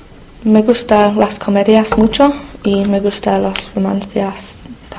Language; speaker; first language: Spanish; non-native, learner; English